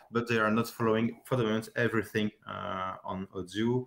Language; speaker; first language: English; non-native, fluent; French